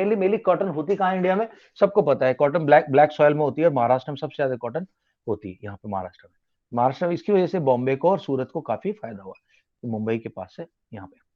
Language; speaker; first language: Hindi; native; Hindi